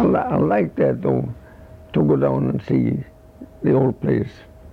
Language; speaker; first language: English; non-native, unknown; Swedish